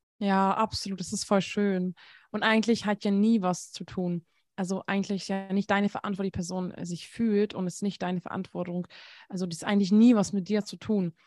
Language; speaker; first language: German; non-native, fluent; Hungarian